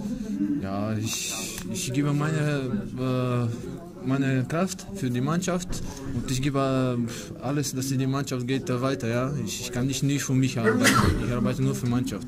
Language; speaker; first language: German; non-native, learner; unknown